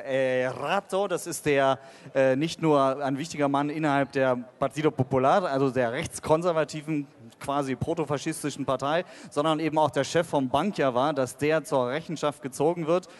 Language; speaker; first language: German; native; German